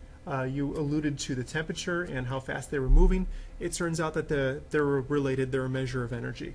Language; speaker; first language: English; native; English